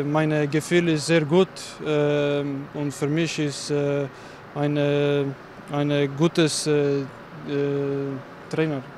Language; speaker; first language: German; non-native, learner; Bosnian